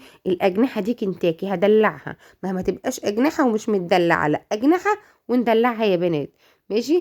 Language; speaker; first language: Arabic; native; Arabic